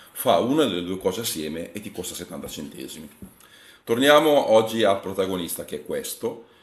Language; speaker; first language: Italian; native; Italian